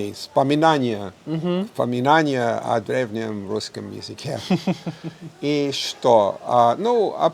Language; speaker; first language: Russian; non-native, fluent; English